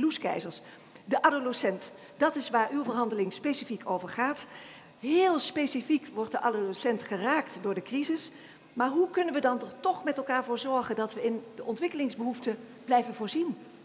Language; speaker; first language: Dutch; native; Dutch